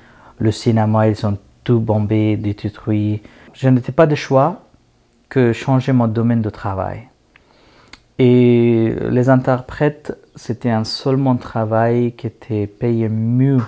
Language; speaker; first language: French; non-native, learner; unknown